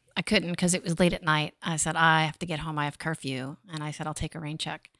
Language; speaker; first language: English; native; English